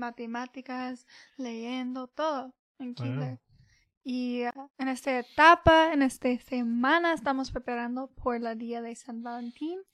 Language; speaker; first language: Spanish; early bilingual, heritage; English